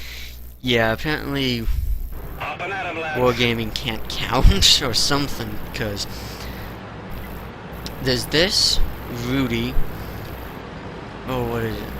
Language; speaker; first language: English; native; English